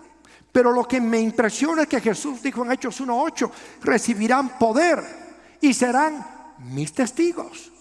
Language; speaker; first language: Spanish; native; Spanish